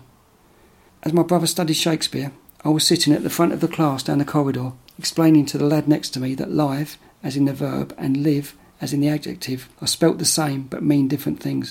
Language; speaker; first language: English; native; English